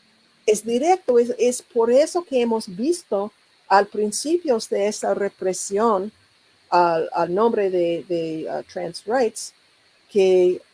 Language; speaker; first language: Spanish; non-native, learner; English